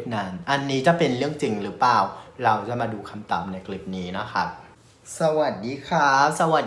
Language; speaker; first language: Thai; non-native, fluent; Vietnamese